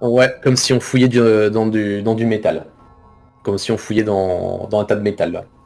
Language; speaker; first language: French; native; French